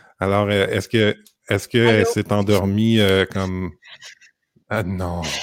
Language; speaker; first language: French; native; French